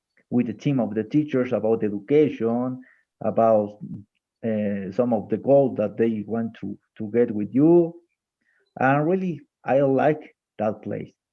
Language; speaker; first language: English; non-native, fluent; Spanish